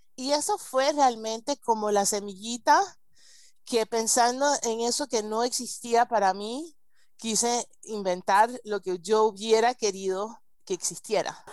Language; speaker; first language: Spanish; early bilingual, heritage; Spanish